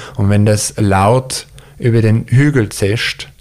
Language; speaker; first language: German; early bilingual, heritage; German